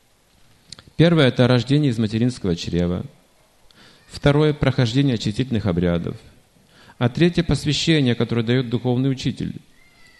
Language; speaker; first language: Russian; native; Russian